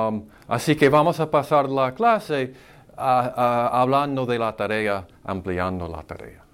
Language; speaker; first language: Spanish; non-native, fluent; English